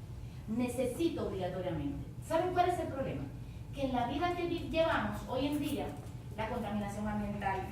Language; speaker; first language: Spanish; native; Spanish